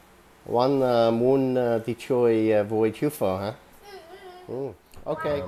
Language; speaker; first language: Vietnamese; non-native, fluent; French